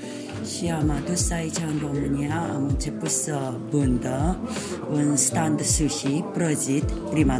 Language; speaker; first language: Romanian; non-native, learner; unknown